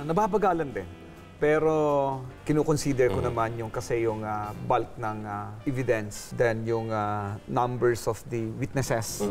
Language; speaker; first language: Filipino; non-native, local second language; Maguindanaon